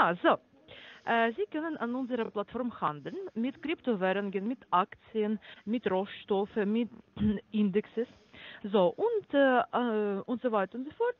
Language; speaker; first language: German; non-native, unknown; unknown